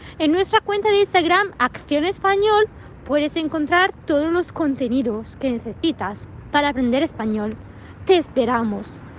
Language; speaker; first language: Spanish; non-native, fluent; Italian